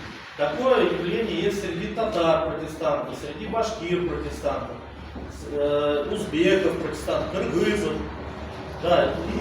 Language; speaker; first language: Russian; native; Russian